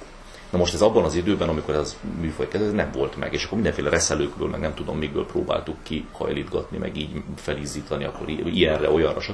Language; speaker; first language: Hungarian; native; Hungarian